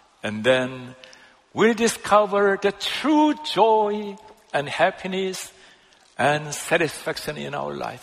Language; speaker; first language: English; non-native, fluent; Korean